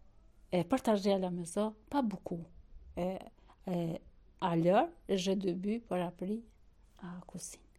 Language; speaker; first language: French; non-native, learner; Albanian